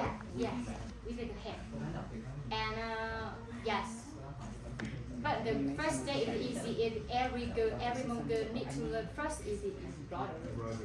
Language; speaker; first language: English; non-native, learner; Hmong